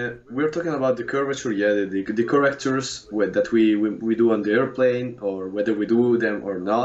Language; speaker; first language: English; non-native, fluent; Russian